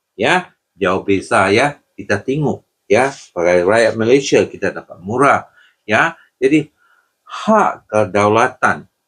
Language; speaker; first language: Malay; non-native, local second language; Chinese